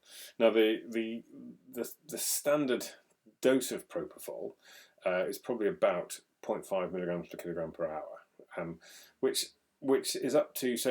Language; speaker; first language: English; native; English